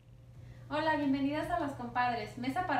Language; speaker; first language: Spanish; early bilingual, other home language; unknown